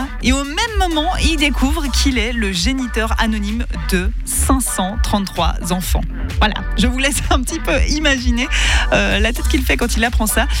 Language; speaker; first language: French; native; French